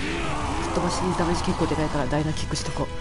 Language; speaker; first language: Japanese; native; Japanese